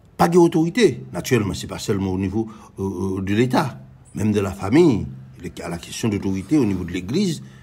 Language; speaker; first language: French; non-native, local second language; Haitian Creole